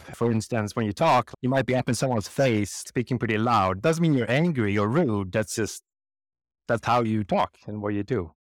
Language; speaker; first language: English; non-native, fluent; Swedish